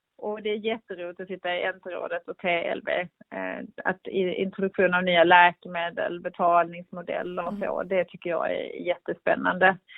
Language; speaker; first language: Swedish; native; Swedish